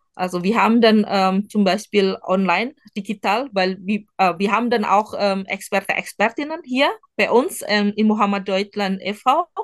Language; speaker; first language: German; non-native, learner; Indonesian